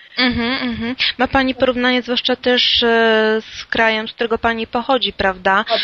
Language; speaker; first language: Polish; native; Polish